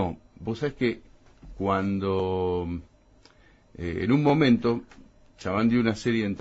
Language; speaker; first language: Spanish; native; Spanish